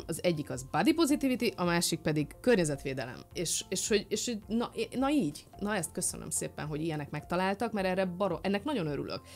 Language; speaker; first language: Hungarian; native; Hungarian